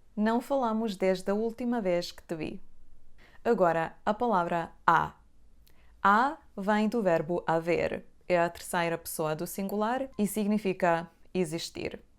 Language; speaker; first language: Portuguese; native; Portuguese